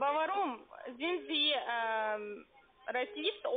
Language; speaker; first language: German; non-native, learner; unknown